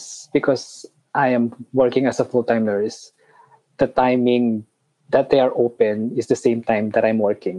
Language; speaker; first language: English; non-native, local second language; Pampanga